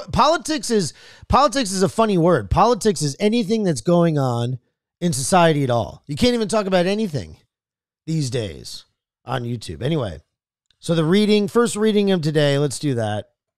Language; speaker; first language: English; native; English